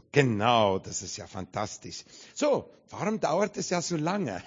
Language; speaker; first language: German; non-native, learner; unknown